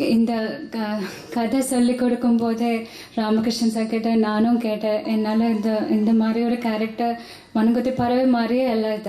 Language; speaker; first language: Tamil; non-native, learner; Malayalam